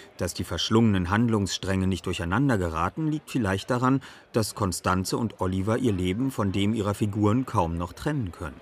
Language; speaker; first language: German; native; German